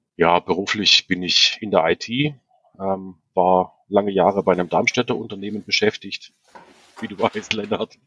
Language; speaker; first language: German; native; German